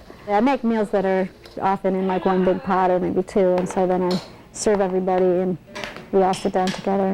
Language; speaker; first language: English; native; English